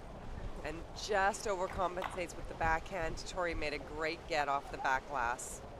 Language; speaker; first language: English; native; English